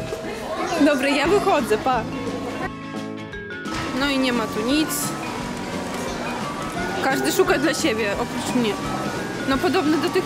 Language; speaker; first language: Polish; native; Polish